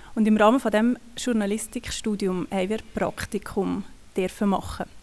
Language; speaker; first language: German; native; German